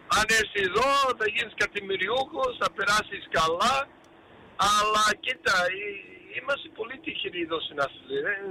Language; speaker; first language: Greek; early bilingual, heritage; Greek